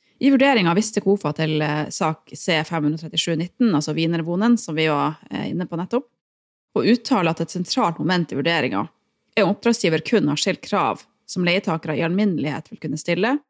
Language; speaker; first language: Norwegian; native; Norwegian